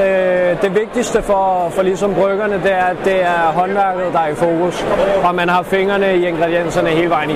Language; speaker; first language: Danish; native; Danish